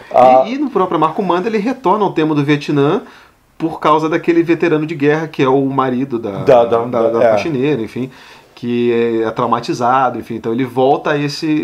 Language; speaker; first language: Portuguese; native; Portuguese